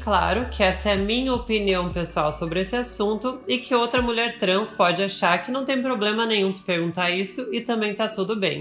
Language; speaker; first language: Portuguese; native; Portuguese